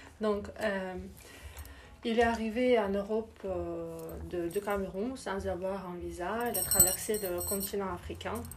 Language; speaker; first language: French; non-native, learner; English